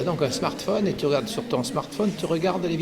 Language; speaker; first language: French; native; French